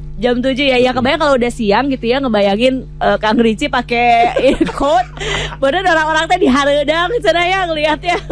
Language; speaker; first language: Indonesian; native; Indonesian